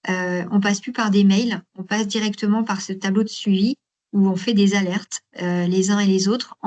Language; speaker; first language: French; native; French